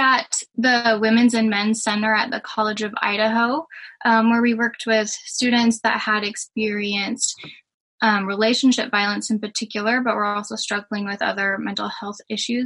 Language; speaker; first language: English; native; English